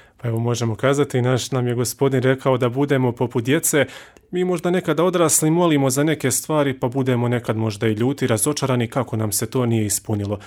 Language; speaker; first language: Croatian; native; Croatian